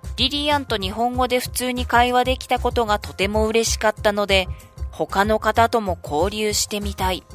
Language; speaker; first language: Japanese; native; Japanese